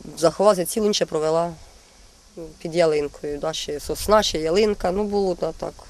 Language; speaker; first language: Ukrainian; native; Ukrainian